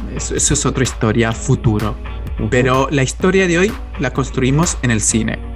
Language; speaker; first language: Spanish; native; Spanish